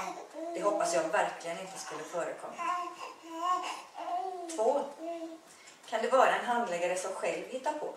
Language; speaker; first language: Swedish; native; Swedish